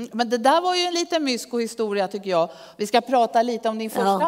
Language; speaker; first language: Swedish; native; Swedish